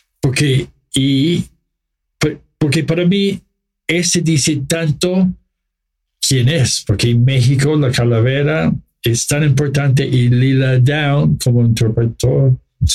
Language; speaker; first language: Spanish; non-native, fluent; English